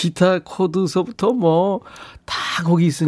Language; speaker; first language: Korean; native; Korean